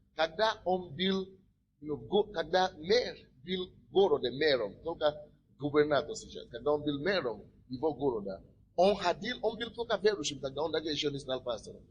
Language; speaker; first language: Russian; non-native, fluent; Yoruba